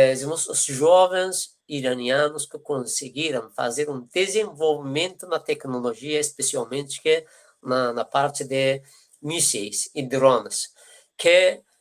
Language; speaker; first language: Portuguese; non-native, fluent; Persian